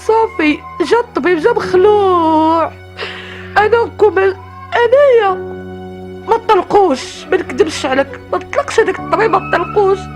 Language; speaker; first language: Arabic; native; Arabic